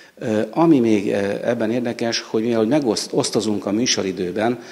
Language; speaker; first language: Hungarian; native; Hungarian